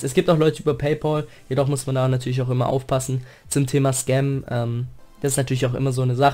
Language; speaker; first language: German; native; German